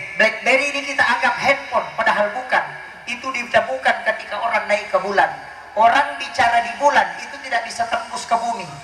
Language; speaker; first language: Indonesian; non-native, local second language; Buginese